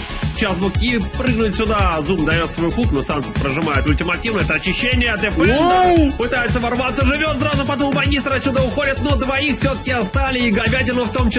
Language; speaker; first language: Russian; native; Russian